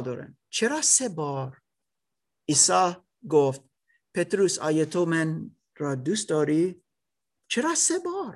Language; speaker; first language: Persian; non-native, learner; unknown